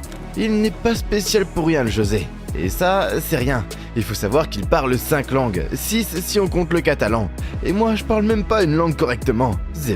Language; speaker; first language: French; native; French